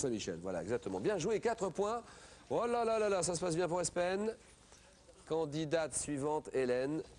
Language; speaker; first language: French; native; French